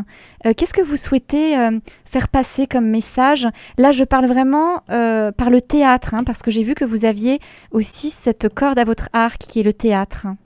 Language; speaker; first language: French; native; French